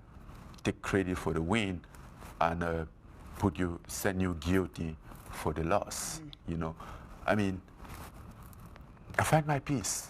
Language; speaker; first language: English; non-native, fluent; French